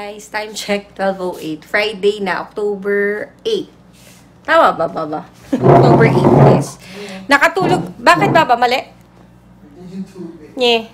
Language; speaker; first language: Filipino; native; Filipino